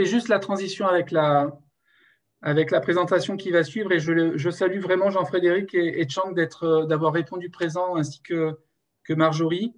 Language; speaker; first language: French; native; French